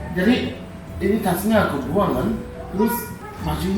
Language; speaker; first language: Indonesian; non-native, fluent; Japanese